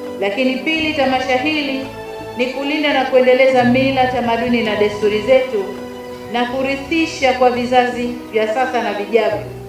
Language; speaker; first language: Swahili; native; Swahili